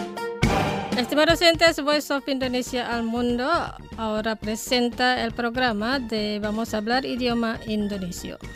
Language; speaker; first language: Spanish; non-native, fluent; Indonesian